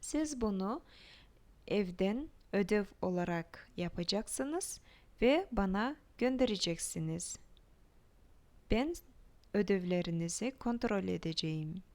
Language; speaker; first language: Turkish; non-native, fluent; Kyrgyz